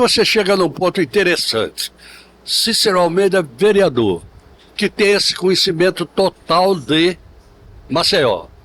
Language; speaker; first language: Portuguese; native; Portuguese